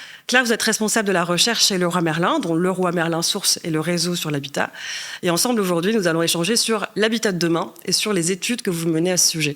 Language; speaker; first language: French; native; French